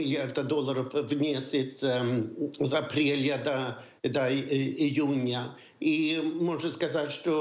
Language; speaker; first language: Russian; non-native, fluent; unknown